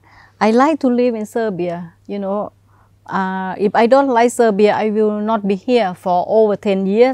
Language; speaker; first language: English; non-native, learner; Thai